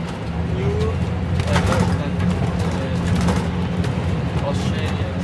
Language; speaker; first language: English; non-native, learner; Chinese